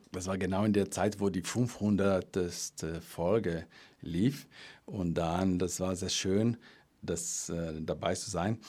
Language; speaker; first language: German; non-native, fluent; Portuguese